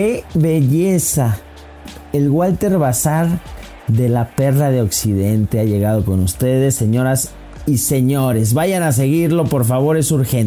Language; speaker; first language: Spanish; native; Spanish